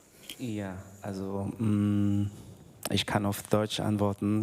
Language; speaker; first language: German; non-native, learner; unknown